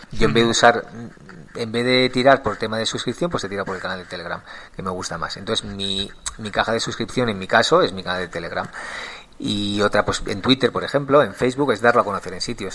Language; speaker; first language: Spanish; native; Spanish